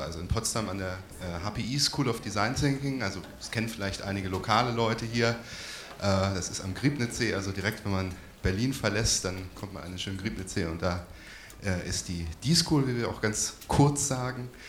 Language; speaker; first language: German; native; German